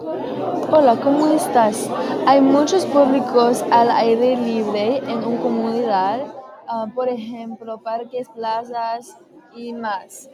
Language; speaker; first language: Spanish; non-native, learner; English